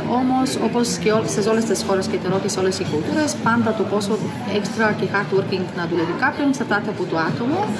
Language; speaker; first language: Greek; non-native, fluent; Bulgarian